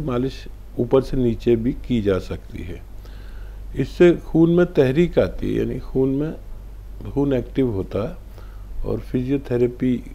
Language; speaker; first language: Hindi; native; Hindi